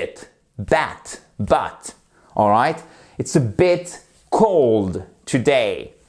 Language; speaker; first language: English; non-native, fluent; French